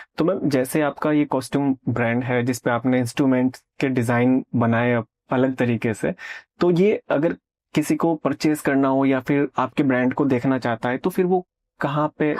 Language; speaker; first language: Hindi; native; Hindi